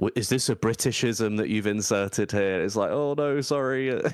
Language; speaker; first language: English; native; English